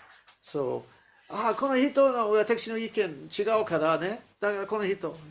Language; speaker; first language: Japanese; non-native, learner; English